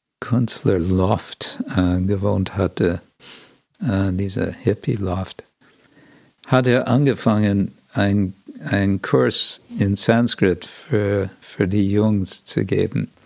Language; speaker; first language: German; non-native, fluent; English